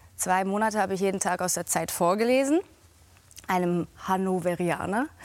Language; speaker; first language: German; native; German